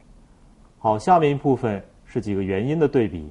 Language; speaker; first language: Chinese; native; Chinese